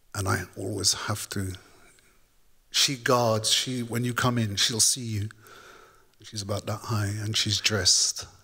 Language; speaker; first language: English; native; English